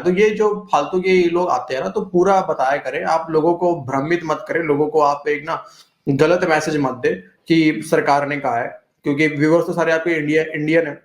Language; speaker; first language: Hindi; native; Hindi